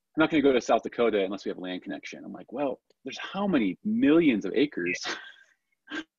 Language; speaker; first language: English; native; English